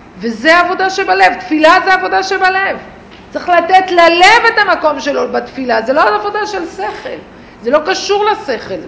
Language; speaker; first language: Hebrew; native; Hebrew